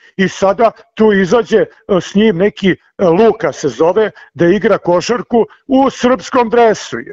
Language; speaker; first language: Serbian; native; Serbian